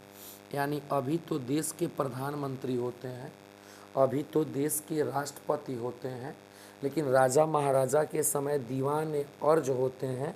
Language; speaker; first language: Hindi; native; Hindi